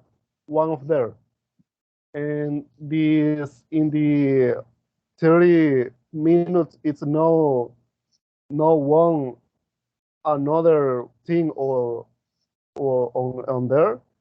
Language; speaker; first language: English; non-native, learner; Spanish